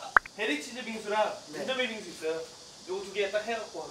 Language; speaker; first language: Korean; native; Korean